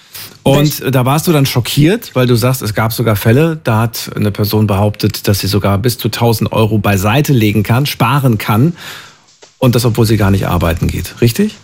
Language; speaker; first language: German; native; German